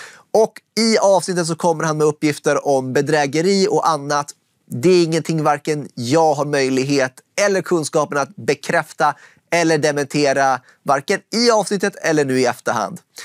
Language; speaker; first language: Swedish; native; Swedish